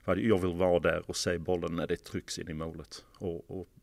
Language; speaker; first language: Swedish; non-native, fluent; English